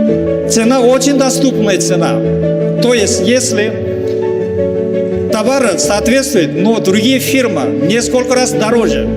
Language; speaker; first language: Russian; non-native, learner; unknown